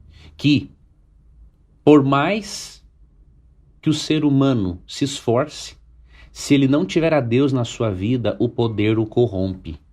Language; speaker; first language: Portuguese; native; Portuguese